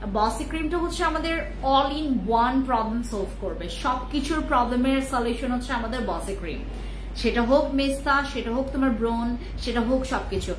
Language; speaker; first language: Bangla; non-native, local second language; Khasi